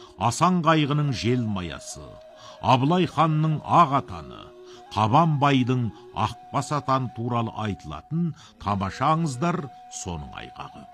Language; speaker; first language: Kazakh; native; Kazakh